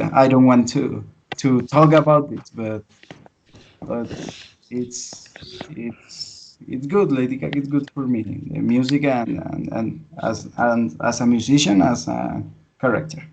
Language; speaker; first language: English; non-native, learner; Spanish